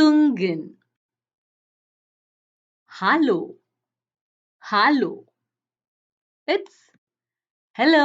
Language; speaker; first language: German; non-native, fluent; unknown